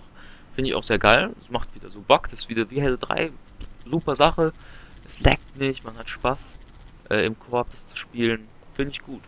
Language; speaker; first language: German; native; German